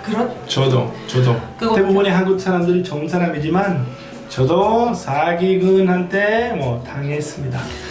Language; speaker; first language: Korean; non-native, fluent; Spanish